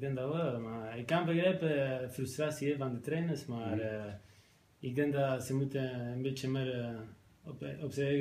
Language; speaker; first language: Dutch; non-native, fluent; Spanish